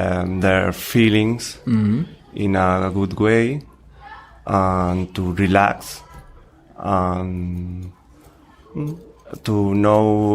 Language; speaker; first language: English; non-native, learner; Spanish